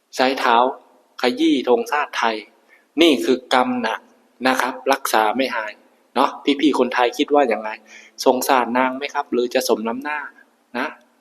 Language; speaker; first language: Thai; native; Thai